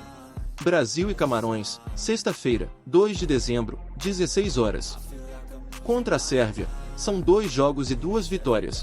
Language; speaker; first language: Portuguese; native; Portuguese